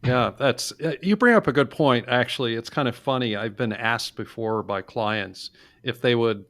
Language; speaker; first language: English; native; English